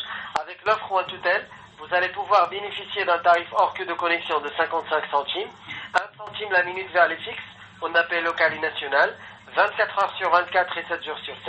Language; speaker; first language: French; native; French